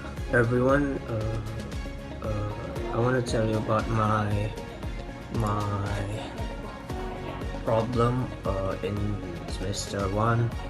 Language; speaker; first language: English; non-native, learner; Indonesian